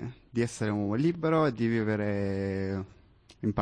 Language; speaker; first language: Italian; non-native, fluent; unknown